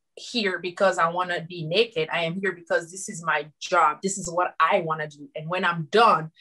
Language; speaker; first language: English; non-native, fluent; Susu